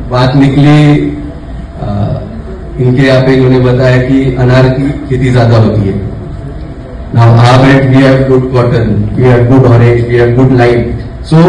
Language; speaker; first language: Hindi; non-native, local second language; Marathi